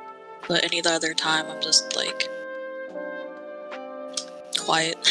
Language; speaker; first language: English; native; English